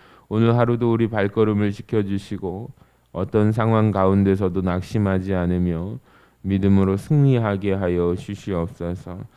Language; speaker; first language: Korean; native; Korean